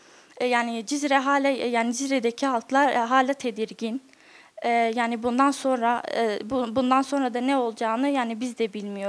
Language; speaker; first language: Turkish; non-native, local second language; Kurdish